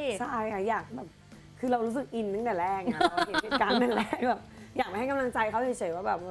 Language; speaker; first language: Thai; native; Thai